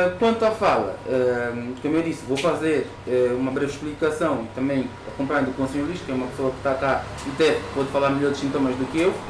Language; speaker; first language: Portuguese; native; Portuguese